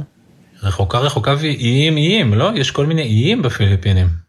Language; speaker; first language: Hebrew; native; Hebrew